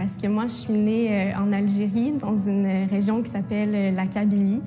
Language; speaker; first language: French; early bilingual, other home language; Kabyle